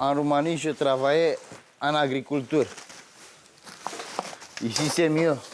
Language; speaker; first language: French; non-native, learner; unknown